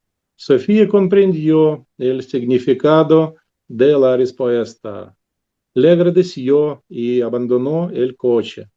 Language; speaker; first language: Spanish; non-native, learner; Russian